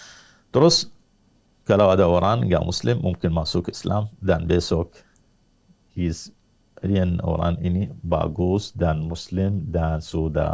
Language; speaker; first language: Indonesian; non-native, learner; Arabic